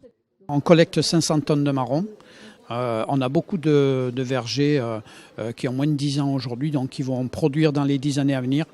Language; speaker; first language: French; native; French